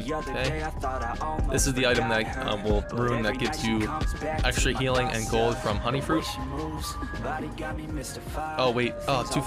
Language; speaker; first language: English; native; English